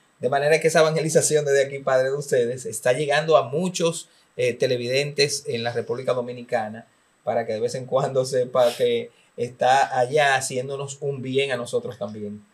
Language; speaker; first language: Spanish; native; Spanish